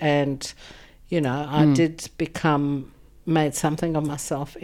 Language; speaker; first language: English; native; English